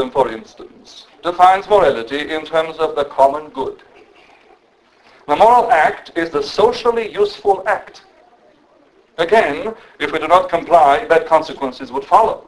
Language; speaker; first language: English; non-native, fluent; Romanian